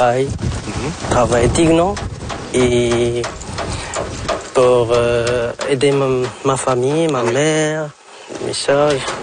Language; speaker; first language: French; non-native, fluent; Arabic